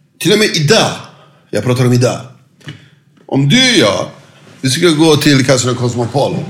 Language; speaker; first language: Swedish; non-native, fluent; Turkish